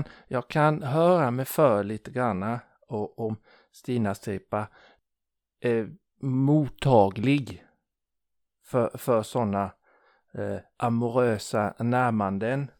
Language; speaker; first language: Swedish; native; Swedish